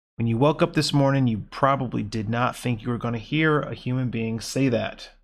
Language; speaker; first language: English; native; English